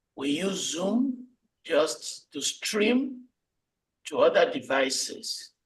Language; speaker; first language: English; non-native, local second language; Yoruba